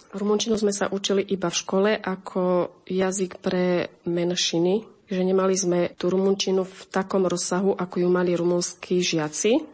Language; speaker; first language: Slovak; early bilingual, heritage; Slovak